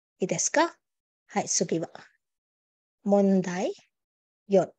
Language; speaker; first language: Japanese; non-native, fluent; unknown